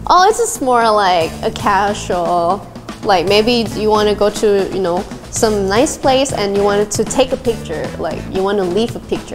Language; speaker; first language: English; non-native, fluent; Thai